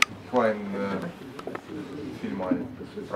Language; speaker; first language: German; non-native, learner; Russian